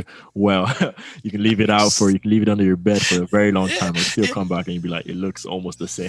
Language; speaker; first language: English; non-native, local second language; Yoruba